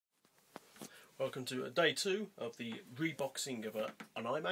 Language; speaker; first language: English; native; English